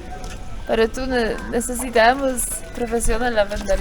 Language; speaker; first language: Spanish; non-native, learner; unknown